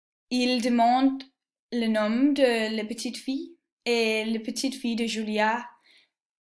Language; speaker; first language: French; non-native, learner; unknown